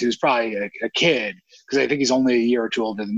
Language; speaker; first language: English; native; English